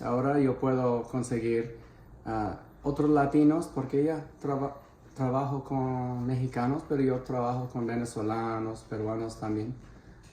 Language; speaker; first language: Spanish; non-native, fluent; English